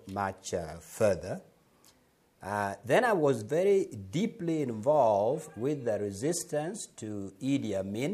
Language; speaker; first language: English; non-native, local second language; Acoli